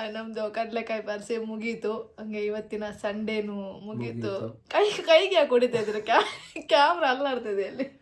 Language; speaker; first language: Kannada; non-native, local second language; Tulu